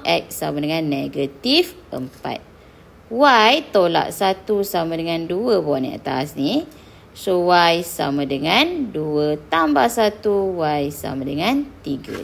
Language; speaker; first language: Malay; native; Malay